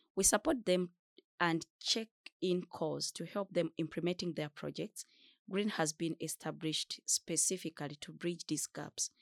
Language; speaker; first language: English; non-native, fluent; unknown